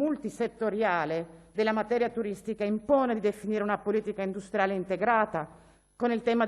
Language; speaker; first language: Italian; native; Italian